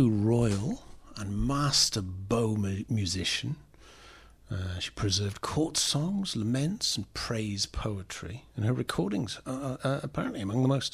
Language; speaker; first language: English; native; English